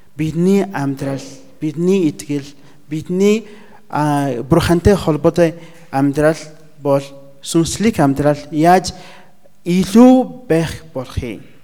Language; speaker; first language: Mongolian; non-native, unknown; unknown